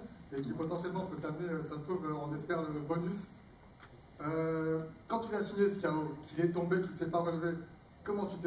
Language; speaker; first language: French; native; French